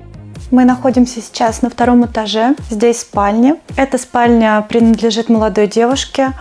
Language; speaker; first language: Russian; native; Russian